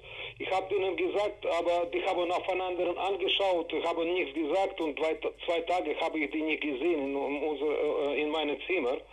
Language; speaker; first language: German; non-native, fluent; Russian